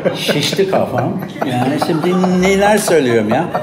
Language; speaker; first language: Turkish; non-native, fluent; English